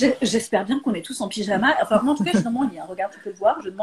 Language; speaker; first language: French; native; French